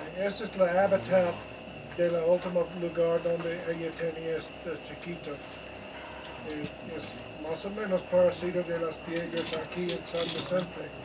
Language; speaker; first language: Spanish; non-native, learner; English